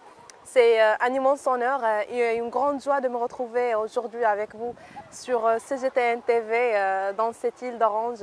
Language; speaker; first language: French; non-native, local second language; Arabic